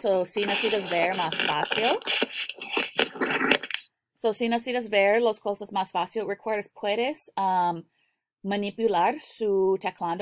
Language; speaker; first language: Spanish; non-native, learner; English